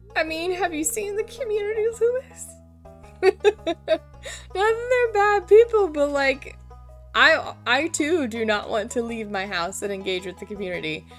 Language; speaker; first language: English; native; English